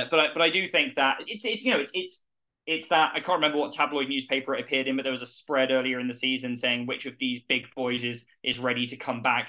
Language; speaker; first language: English; native; English